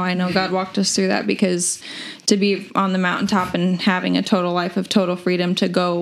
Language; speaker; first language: English; native; English